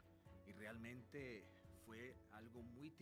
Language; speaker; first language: Portuguese; non-native, learner; Spanish